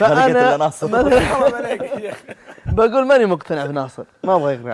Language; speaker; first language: Arabic; native; Arabic